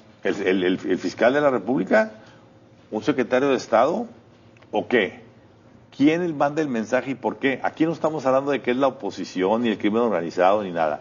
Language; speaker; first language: Spanish; native; Spanish